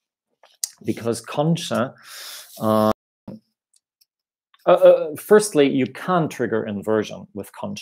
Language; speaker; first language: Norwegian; non-native, fluent; German